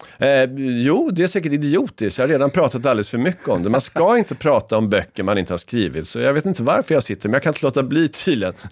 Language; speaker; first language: Swedish; native; Swedish